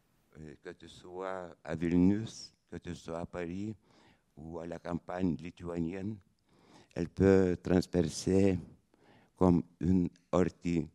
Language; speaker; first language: French; non-native, fluent; Lithuanian